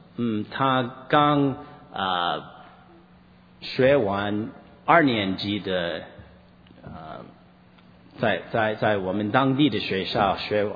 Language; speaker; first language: Chinese; non-native, fluent; English